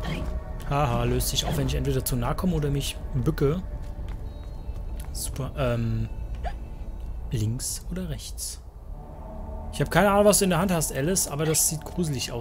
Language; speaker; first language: German; native; German